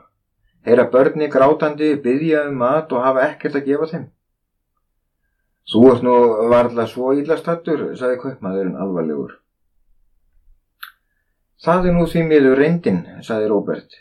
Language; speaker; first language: Icelandic; native; Icelandic